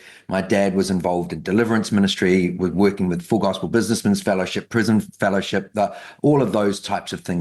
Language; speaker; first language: English; native; English